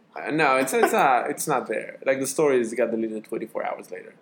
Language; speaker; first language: English; non-native, fluent; Hebrew